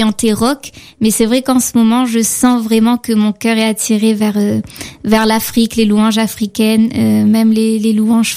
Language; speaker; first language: French; native; French